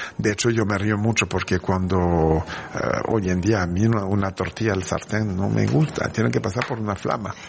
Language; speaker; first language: Spanish; non-native, fluent; French